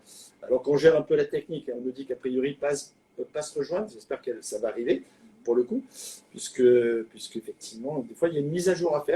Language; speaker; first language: French; native; French